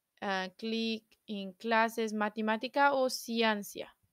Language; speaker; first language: Spanish; non-native, learner; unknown